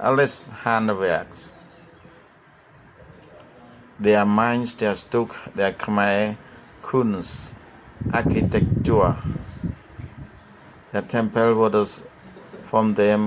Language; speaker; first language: German; non-native, learner; Khmer